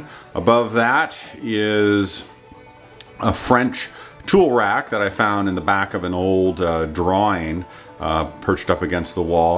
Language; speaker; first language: English; native; English